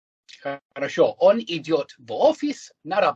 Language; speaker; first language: Russian; non-native, learner; English